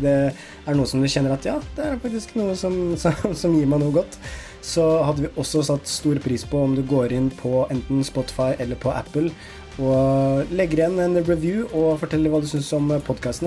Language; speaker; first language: Norwegian; native; Norwegian